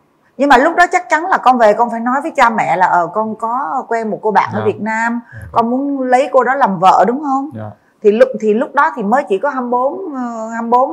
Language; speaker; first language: Vietnamese; native; Vietnamese